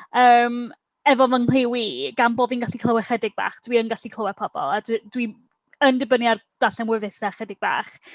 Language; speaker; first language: Welsh; native; Welsh